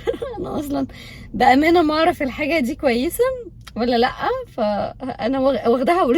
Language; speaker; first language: Arabic; native; Arabic